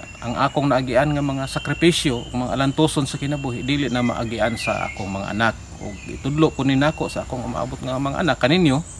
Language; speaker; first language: Cebuano; non-native, local second language; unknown